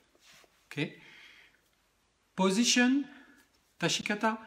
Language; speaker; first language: English; non-native, learner; French